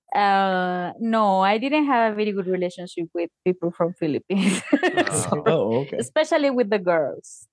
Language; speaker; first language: English; non-native, fluent; Spanish